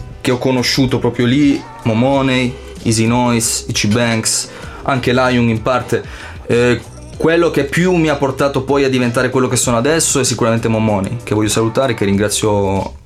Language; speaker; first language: Italian; native; Italian